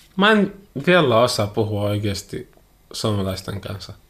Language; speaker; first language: Finnish; non-native, learner; Arabic